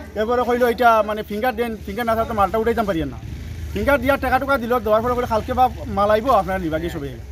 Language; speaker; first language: Bangla; native; Bangla